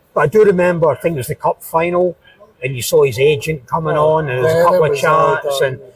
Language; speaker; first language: English; native; English